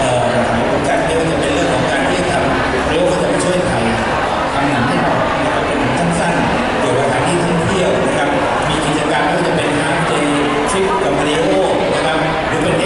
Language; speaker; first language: Thai; native; Thai